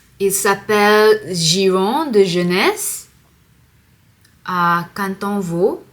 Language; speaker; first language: French; non-native, learner; English